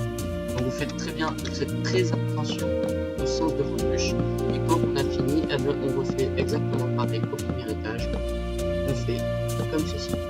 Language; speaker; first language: French; native; French